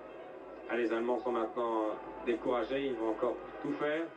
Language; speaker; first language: French; native; French